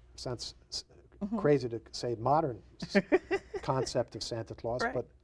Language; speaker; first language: English; native; English